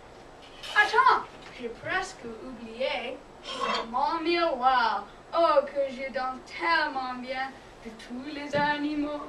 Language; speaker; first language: French; non-native, learner; English